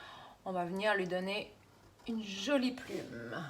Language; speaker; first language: French; native; French